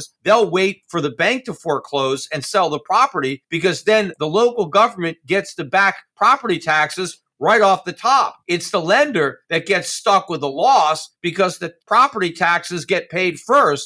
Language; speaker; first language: English; native; English